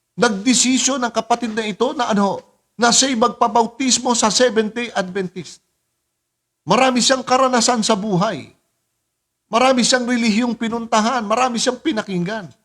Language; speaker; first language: Filipino; native; Filipino